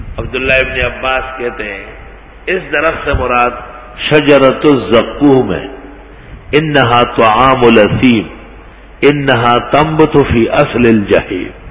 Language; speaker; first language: Urdu; non-native, local second language; Pashto